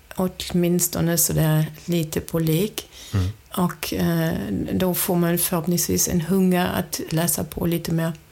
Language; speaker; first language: Swedish; non-native, fluent; German